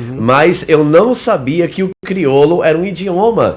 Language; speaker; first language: Portuguese; native; Portuguese